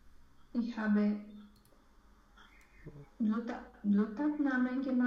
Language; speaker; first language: German; non-native, learner; Romanian